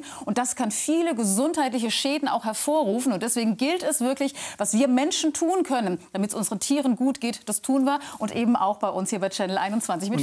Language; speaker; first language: German; native; German